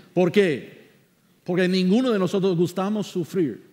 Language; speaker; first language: Spanish; non-native, fluent; English